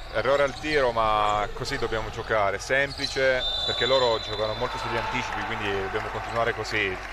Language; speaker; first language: Italian; native; Italian